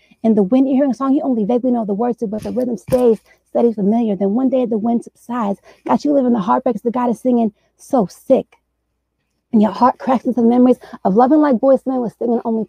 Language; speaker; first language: English; native; English